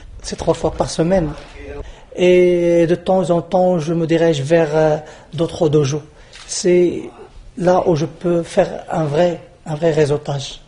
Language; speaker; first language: French; non-native, local second language; Arabic